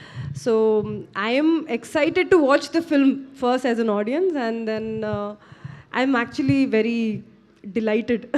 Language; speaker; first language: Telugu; non-native, fluent; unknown